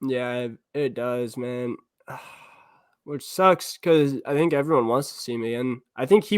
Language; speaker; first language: English; native; English